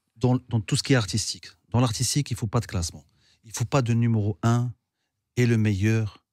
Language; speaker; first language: French; non-native, local second language; Arabic